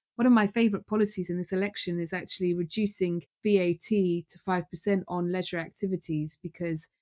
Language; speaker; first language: English; native; English